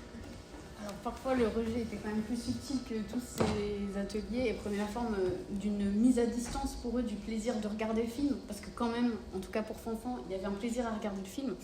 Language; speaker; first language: French; native; French